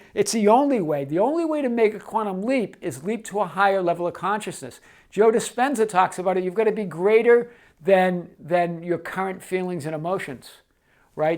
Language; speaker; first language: English; native; English